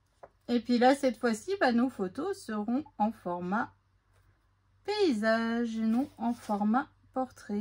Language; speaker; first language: French; native; French